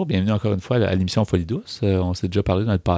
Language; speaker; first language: French; native; French